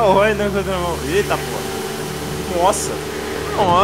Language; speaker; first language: Portuguese; native; Portuguese